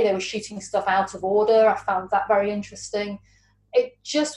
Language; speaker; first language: English; native; English